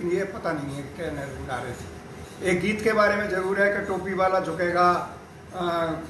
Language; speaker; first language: Hindi; native; Hindi